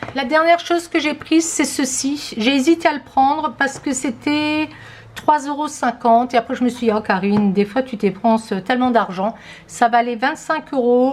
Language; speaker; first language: French; native; French